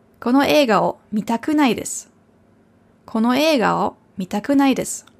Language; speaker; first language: Japanese; non-native, fluent; German